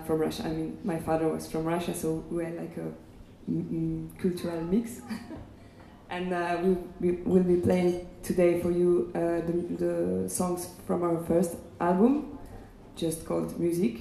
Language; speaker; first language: English; non-native, fluent; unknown